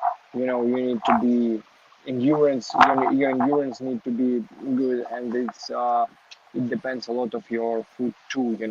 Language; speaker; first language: English; non-native, learner; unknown